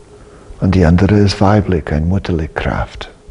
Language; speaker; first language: German; non-native, fluent; English